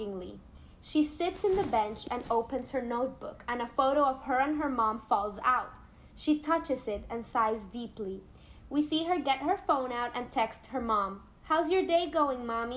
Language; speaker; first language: English; non-native, fluent; Spanish